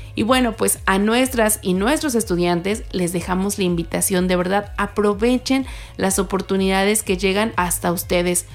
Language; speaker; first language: Spanish; native; Spanish